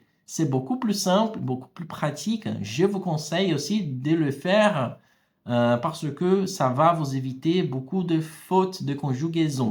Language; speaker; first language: French; non-native, fluent; Portuguese